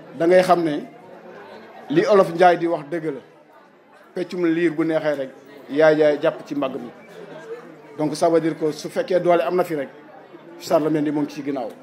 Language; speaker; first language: Wolof; non-native, local second language; Fula